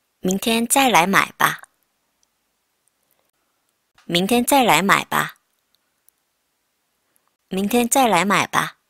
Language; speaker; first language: Chinese; non-native, fluent; Korean